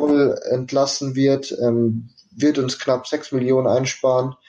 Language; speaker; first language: German; native; German